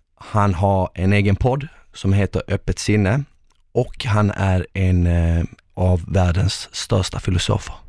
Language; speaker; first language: Swedish; early bilingual, other home language; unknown